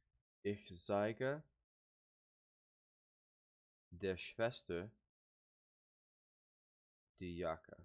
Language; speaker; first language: German; non-native, learner; English